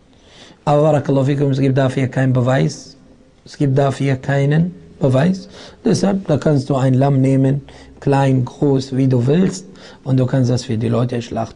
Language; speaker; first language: German; non-native, fluent; Arabic